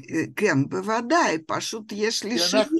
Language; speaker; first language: Hebrew; non-native, fluent; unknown